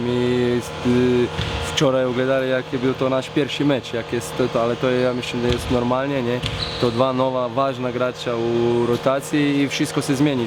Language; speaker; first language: Polish; non-native, learner; Croatian